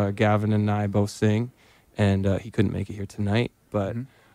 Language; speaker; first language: English; native; English